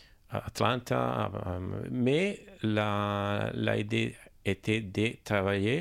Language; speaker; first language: French; non-native, learner; Italian